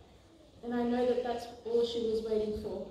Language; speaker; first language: English; native; English